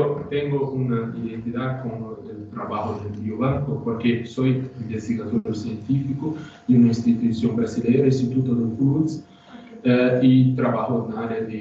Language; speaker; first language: Spanish; non-native, learner; Portuguese